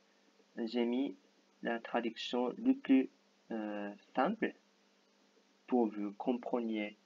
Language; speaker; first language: French; non-native, fluent; Japanese